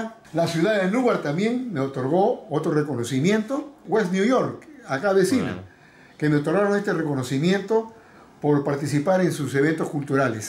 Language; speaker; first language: Spanish; native; Spanish